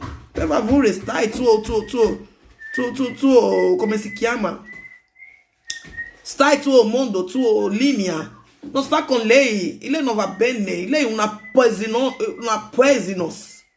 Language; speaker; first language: Italian; non-native, learner; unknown